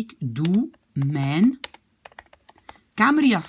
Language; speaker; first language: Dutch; non-native, fluent; French